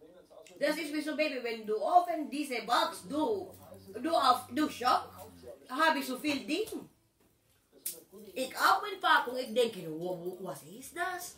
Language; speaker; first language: German; non-native, learner; Filipino